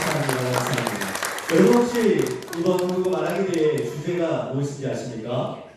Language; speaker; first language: Korean; native; Korean